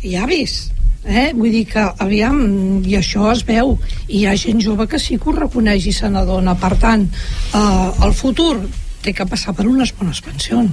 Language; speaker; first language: Catalan; native; Catalan